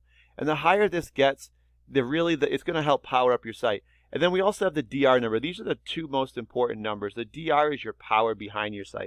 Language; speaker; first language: English; native; English